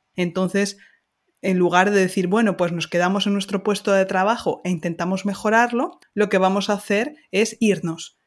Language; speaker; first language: Spanish; native; Spanish